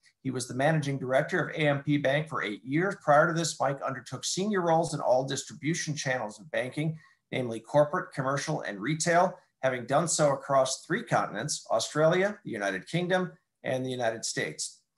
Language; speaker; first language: English; native; English